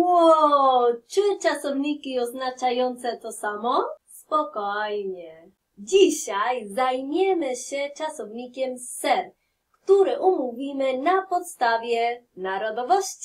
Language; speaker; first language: Polish; non-native, fluent; Spanish